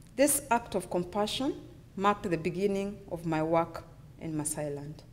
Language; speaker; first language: English; non-native, local second language; Luyia